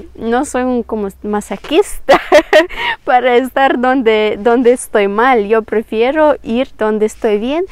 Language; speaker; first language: Spanish; non-native, fluent; Ukrainian